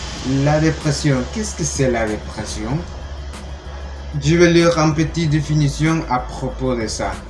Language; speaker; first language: French; non-native, learner; Spanish